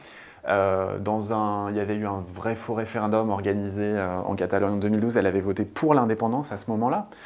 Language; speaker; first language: French; native; French